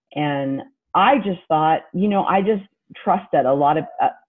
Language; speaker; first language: English; native; English